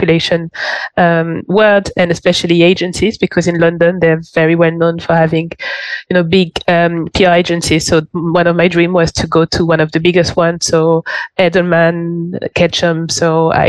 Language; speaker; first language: English; non-native, fluent; French